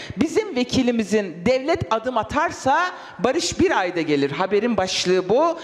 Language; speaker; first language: Turkish; non-native, local second language; Kurdish